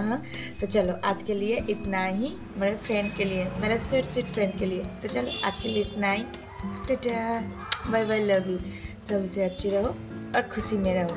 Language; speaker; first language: Hindi; non-native, local second language; Bangla